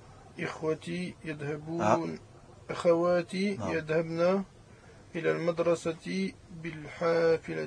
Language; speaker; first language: Arabic; non-native, learner; French